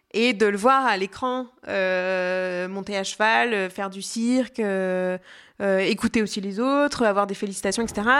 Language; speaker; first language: French; native; French